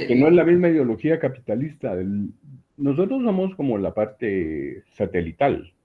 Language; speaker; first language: Spanish; native; Spanish